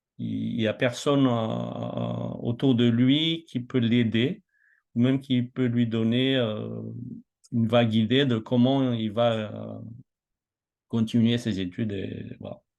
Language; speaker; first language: French; non-native, local second language; Malagasy